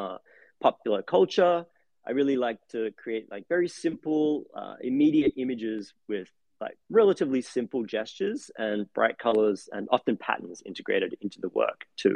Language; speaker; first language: English; native; English